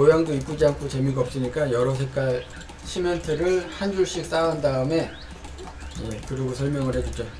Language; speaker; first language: Korean; native; Korean